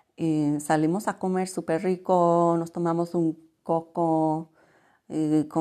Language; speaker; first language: Spanish; early bilingual, heritage; Spanish